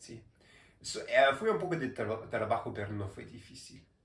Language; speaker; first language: Spanish; non-native, learner; German